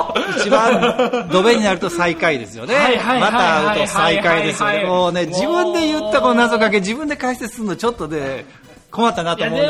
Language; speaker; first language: Japanese; native; Japanese